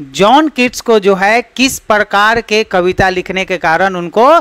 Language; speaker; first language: Hindi; native; Hindi